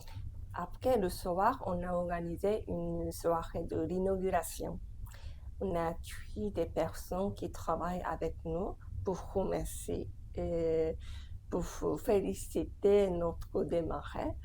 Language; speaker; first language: French; non-native, fluent; Japanese